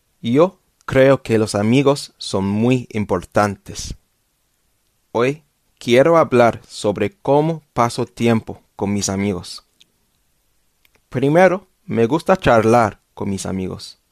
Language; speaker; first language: Spanish; non-native, fluent; English